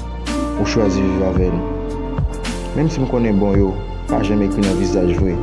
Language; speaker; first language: French; non-native, learner; Haitian Creole